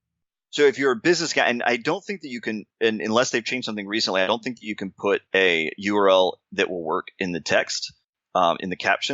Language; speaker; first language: English; native; English